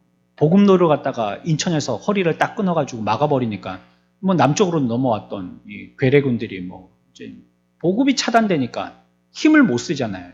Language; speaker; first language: Korean; native; Korean